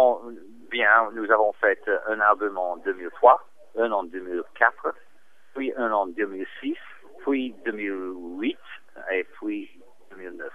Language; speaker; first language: French; non-native, fluent; English